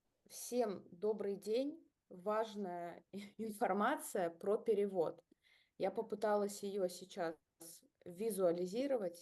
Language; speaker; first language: Russian; native; Russian